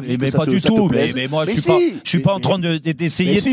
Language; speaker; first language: French; native; French